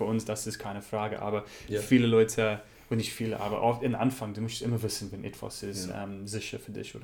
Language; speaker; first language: German; non-native, learner; English